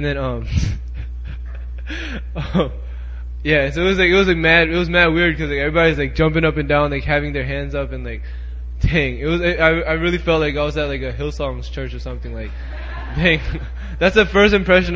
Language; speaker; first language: English; native; English